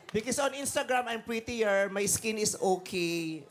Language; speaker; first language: English; non-native, local second language; Filipino